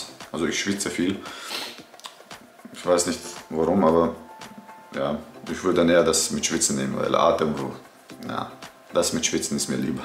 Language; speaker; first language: German; early bilingual, other home language; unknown